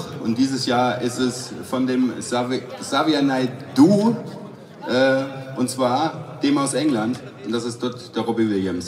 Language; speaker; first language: German; native; German